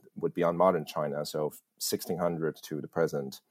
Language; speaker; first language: English; early bilingual, other home language; Chinese